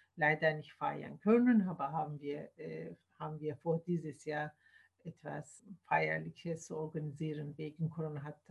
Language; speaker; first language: German; non-native, learner; Turkish